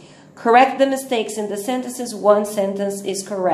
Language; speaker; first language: English; non-native, fluent; Portuguese